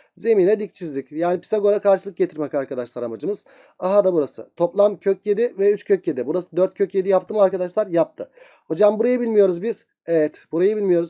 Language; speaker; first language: Turkish; native; Turkish